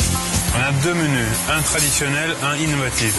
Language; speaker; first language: French; non-native, fluent; Swedish